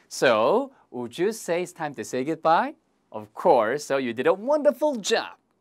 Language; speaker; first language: English; non-native, fluent; Korean